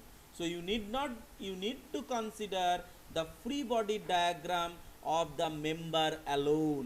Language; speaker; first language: English; non-native, local second language; Bangla